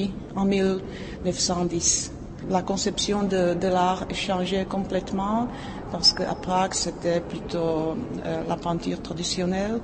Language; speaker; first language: French; non-native, fluent; Czech